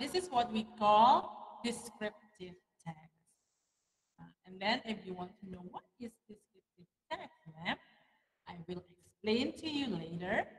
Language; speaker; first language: English; non-native, fluent; Indonesian